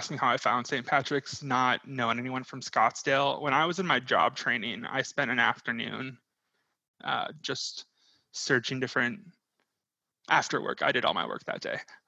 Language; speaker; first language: English; native; English